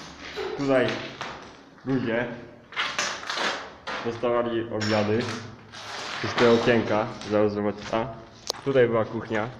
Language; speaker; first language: Polish; native; Polish